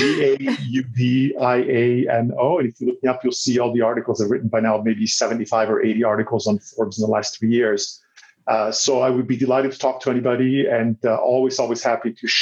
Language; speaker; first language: English; non-native, fluent; Italian